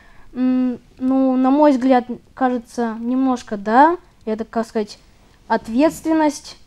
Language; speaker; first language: Russian; non-native, local second language; Yakut